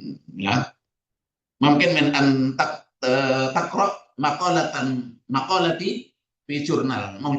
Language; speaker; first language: Arabic; non-native, fluent; Indonesian